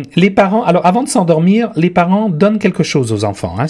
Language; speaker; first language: French; native; French